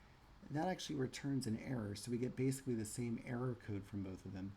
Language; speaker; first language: English; native; English